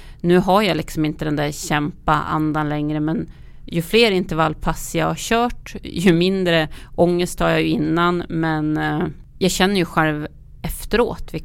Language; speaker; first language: Swedish; native; Swedish